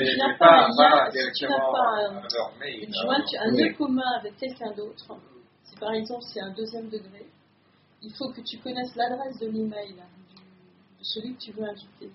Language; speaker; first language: French; native; French